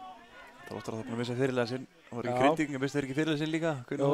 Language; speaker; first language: Icelandic; native; Icelandic